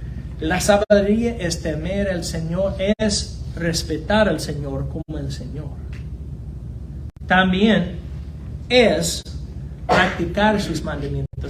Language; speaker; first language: Spanish; non-native, fluent; English